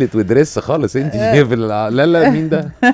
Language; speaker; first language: Arabic; native; Arabic